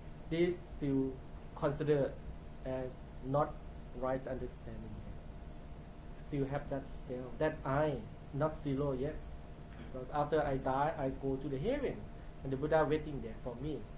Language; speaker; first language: English; non-native, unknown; Thai